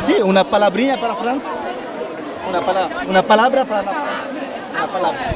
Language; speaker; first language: Portuguese; non-native, learner; French